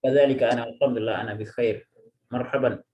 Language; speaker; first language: Arabic; non-native, fluent; Indonesian